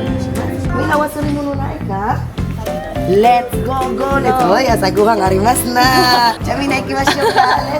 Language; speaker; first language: Japanese; non-native, learner; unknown